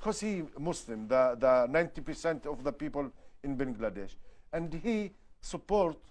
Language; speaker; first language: English; non-native, learner; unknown